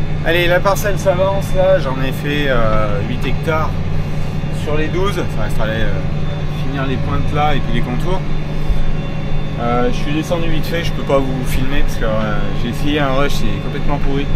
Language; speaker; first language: French; native; French